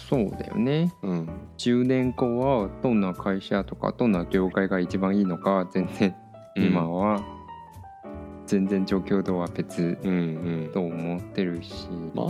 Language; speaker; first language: Japanese; non-native, fluent; Chinese